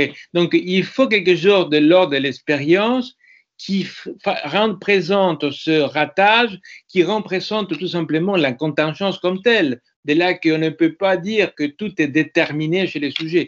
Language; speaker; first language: French; non-native, fluent; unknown